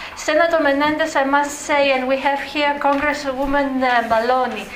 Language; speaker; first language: English; non-native, fluent; Greek